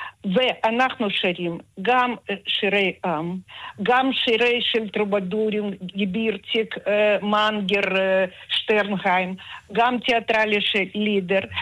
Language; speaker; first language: Hebrew; non-native, fluent; Russian